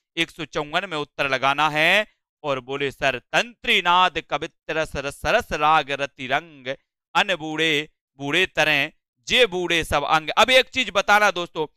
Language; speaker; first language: Hindi; native; Hindi